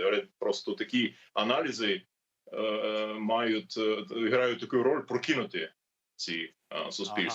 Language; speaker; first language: Ukrainian; non-native, learner; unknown